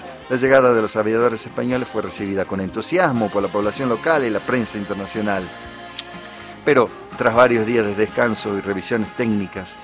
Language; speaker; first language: Spanish; native; Spanish